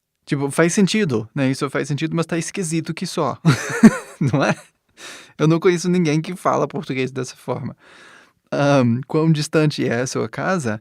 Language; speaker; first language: Portuguese; non-native, fluent; English